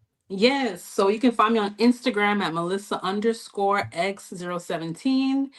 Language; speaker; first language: English; native; English